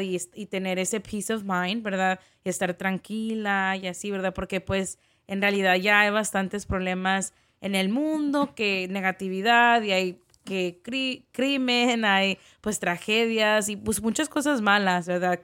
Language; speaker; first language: Spanish; native; Spanish